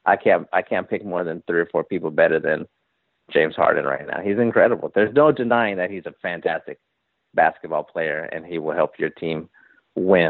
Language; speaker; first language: English; native; English